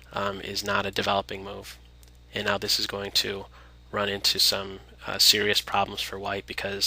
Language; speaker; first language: English; native; English